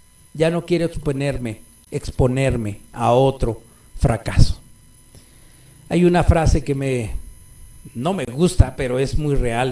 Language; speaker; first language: Spanish; native; Spanish